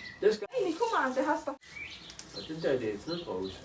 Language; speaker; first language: German; non-native, learner; Thai